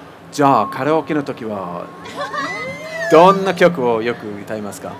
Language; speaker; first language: Japanese; non-native, fluent; English